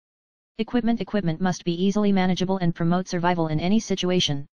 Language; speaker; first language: English; native; English